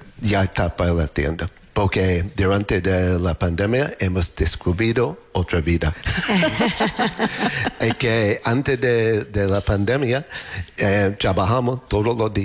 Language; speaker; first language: Spanish; non-native, learner; English